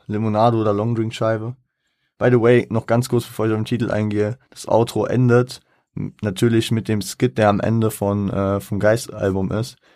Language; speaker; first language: German; native; German